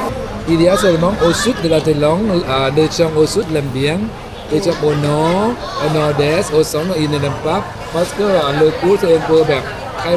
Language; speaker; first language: French; non-native, learner; Thai